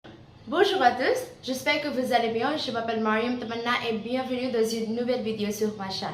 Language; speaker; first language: French; non-native, learner; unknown